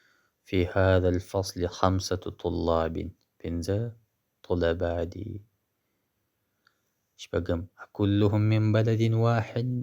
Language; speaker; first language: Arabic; non-native, fluent; Pashto